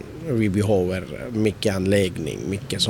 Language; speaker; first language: Swedish; non-native, learner; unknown